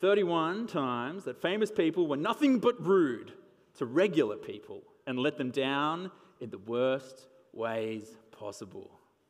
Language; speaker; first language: English; native; English